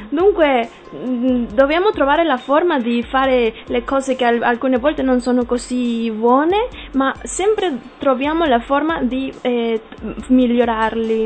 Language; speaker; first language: Italian; non-native, learner; Spanish